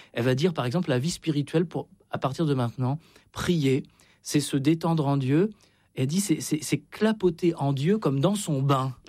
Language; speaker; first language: French; native; French